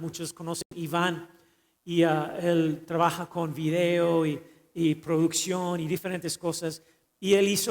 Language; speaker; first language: Spanish; non-native, fluent; English